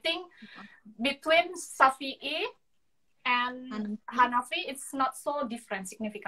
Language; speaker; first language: English; non-native, learner; Indonesian